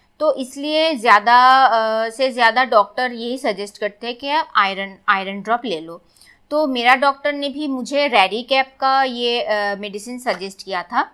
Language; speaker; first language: Hindi; non-native, local second language; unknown